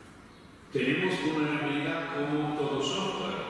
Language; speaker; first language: Spanish; non-native, fluent; Italian